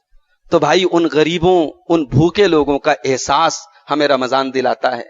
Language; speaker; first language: Urdu; native; Urdu